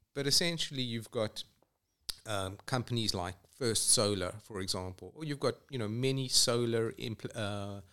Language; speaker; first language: English; native; English